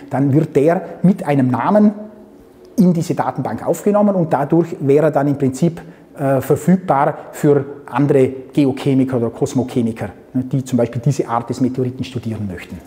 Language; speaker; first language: German; native; German